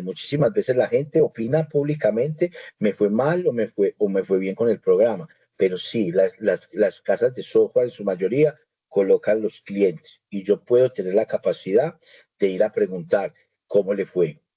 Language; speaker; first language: Spanish; native; Spanish